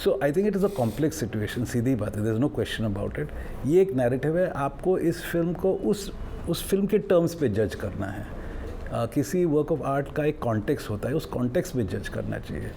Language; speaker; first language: Hindi; native; Hindi